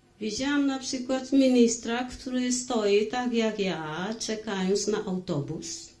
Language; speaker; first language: Polish; non-native, fluent; Vietnamese